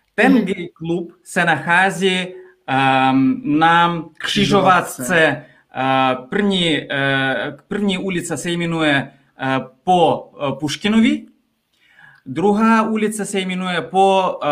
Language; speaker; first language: Czech; non-native, fluent; Kazakh